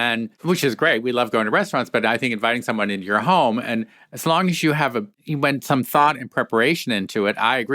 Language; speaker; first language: English; native; English